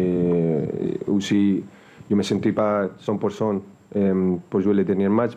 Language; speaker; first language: French; non-native, fluent; Spanish